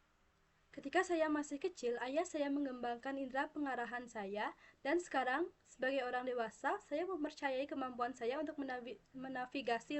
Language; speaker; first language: Indonesian; non-native, local second language; Balinese